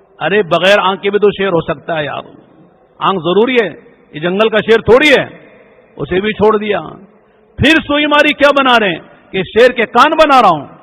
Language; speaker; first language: Urdu; native; Urdu